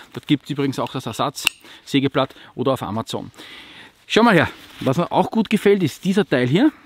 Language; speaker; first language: German; native; German